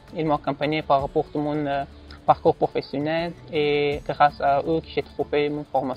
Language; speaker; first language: French; non-native, learner; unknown